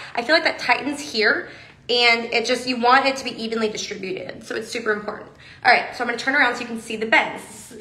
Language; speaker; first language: English; native; English